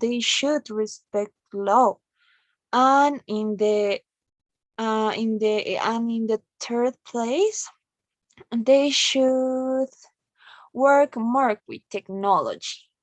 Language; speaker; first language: English; non-native, learner; Spanish